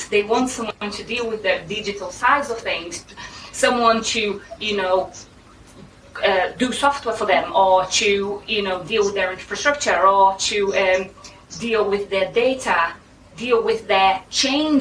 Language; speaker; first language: English; non-native, fluent; Portuguese